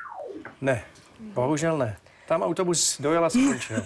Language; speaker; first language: Czech; native; Czech